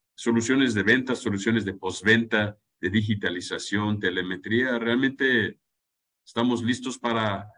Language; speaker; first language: Spanish; non-native, fluent; German